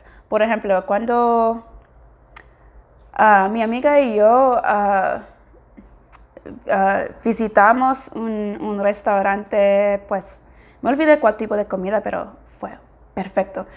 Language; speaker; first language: Spanish; non-native, fluent; English